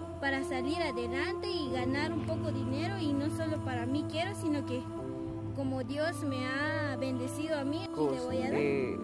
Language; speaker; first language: Spanish; non-native, local second language; Kʼicheʼ